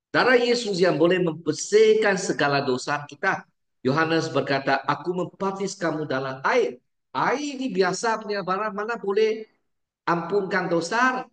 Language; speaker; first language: Malay; non-native, local second language; Chinese